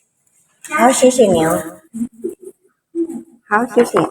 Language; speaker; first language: Chinese; non-native, learner; Filipino